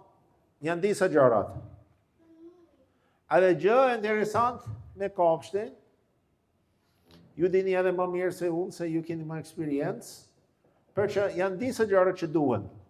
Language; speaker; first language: Albanian; non-native, fluent; English